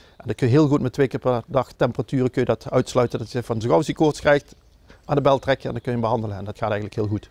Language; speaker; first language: Dutch; native; Dutch